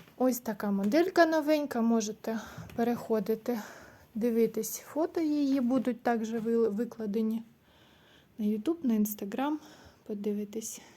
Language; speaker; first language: Ukrainian; non-native, local second language; Russian